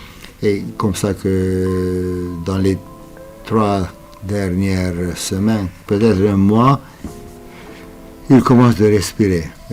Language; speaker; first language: French; non-native, fluent; Romanian